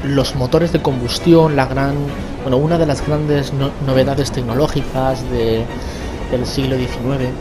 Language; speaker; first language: Spanish; native; Spanish